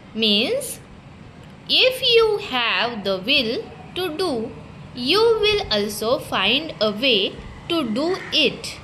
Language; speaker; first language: English; non-native, local second language; Marathi